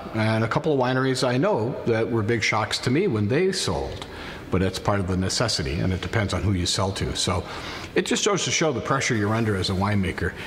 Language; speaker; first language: English; native; English